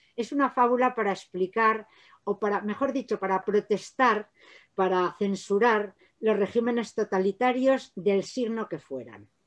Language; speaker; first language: Spanish; native; Spanish